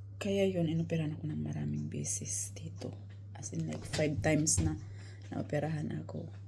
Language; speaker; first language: Filipino; non-native, local second language; Cebuano